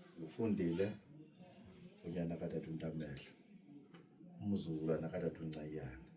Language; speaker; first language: Zulu; non-native, local second language; Xhosa